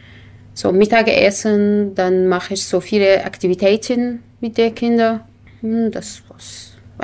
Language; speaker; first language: German; non-native, learner; Kurdish